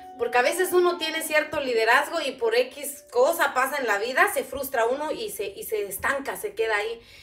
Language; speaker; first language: Spanish; non-native, local second language; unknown